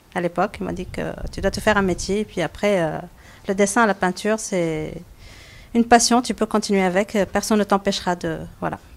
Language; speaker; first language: French; non-native, local second language; Arabic